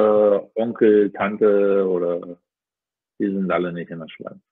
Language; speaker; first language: German; native; German